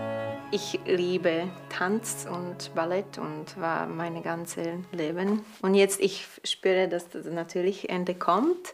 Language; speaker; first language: German; non-native, learner; Slovak